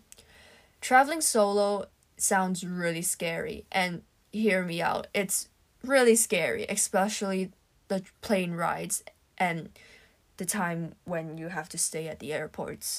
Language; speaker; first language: English; non-native, local second language; Cantonese